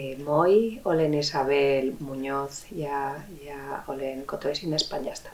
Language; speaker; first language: Finnish; non-native, fluent; Spanish